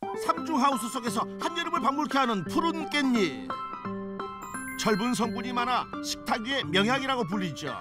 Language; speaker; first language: Korean; native; Korean